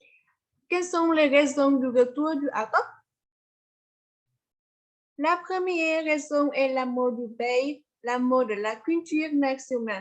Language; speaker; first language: French; non-native, learner; Vietnamese